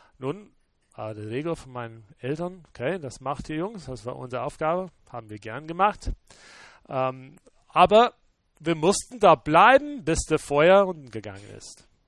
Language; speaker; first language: German; non-native, fluent; English